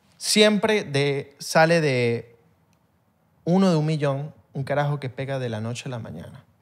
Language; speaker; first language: Spanish; native; Spanish